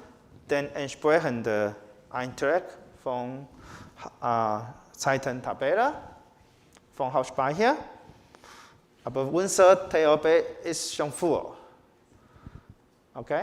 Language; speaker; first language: German; non-native, learner; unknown